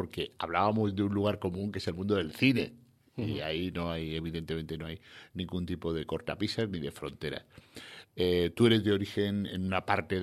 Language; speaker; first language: Spanish; native; Spanish